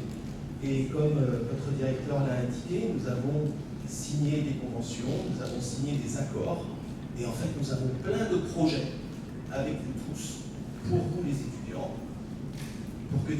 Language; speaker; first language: French; native; French